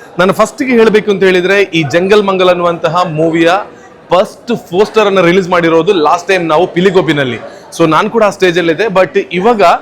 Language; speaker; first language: Kannada; non-native, local second language; Tulu